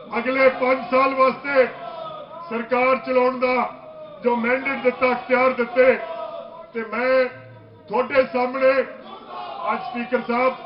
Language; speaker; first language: Punjabi; native; Punjabi